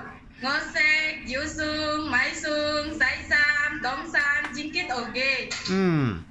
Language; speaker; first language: Cantonese; non-native, learner; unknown